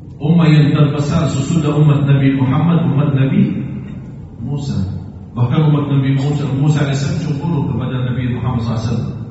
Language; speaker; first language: Indonesian; non-native, fluent; Arabic